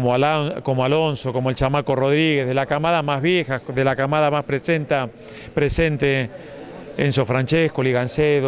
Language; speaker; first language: Spanish; native; Spanish